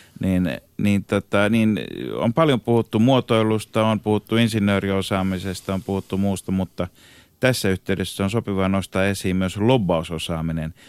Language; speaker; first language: Finnish; native; Finnish